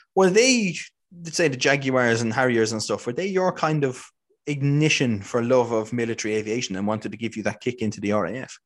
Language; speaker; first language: English; native; English